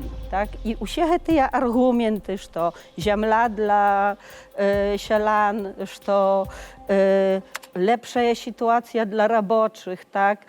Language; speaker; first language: Polish; non-native, learner; Belarusian